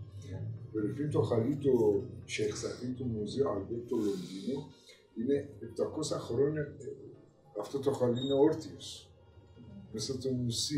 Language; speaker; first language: Greek; non-native, learner; Persian